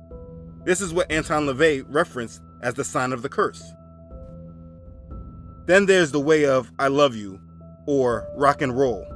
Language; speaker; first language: English; native; English